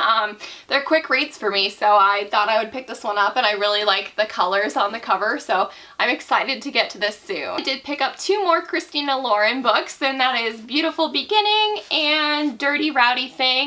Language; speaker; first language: English; native; English